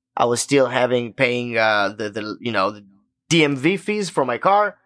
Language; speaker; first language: English; non-native, fluent; Hebrew